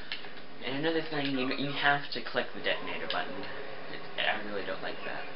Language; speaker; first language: English; native; English